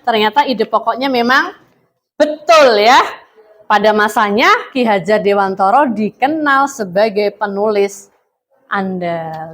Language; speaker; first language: Indonesian; native; Indonesian